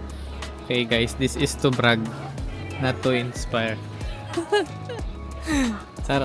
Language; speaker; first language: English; non-native, local second language; Filipino